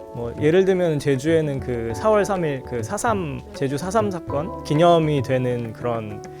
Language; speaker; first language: Korean; native; Korean